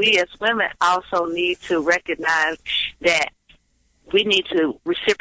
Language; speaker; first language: English; native; English